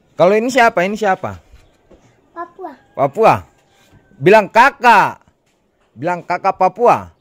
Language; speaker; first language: Indonesian; native; Indonesian